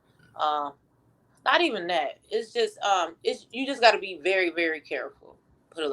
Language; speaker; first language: English; native; English